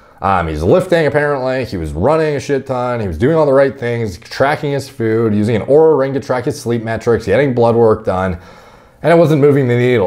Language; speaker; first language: English; native; English